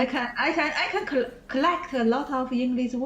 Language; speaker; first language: English; non-native, learner; Chinese